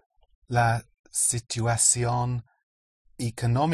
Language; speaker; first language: Spanish; non-native, learner; English